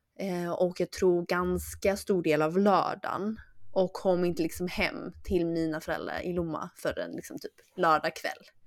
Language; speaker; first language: Swedish; early bilingual, other home language; Chinese